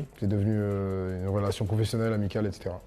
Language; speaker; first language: French; native; French